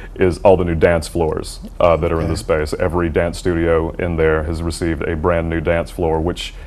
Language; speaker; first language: English; native; English